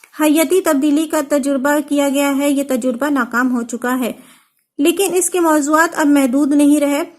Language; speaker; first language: Urdu; native; Urdu